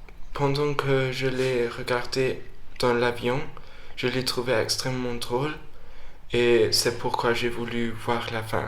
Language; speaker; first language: French; non-native, fluent; English